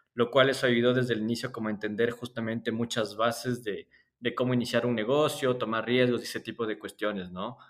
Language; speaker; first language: Spanish; native; Spanish